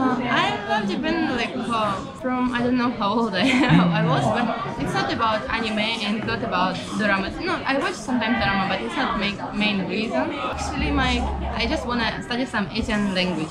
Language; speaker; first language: English; non-native, learner; Ukrainian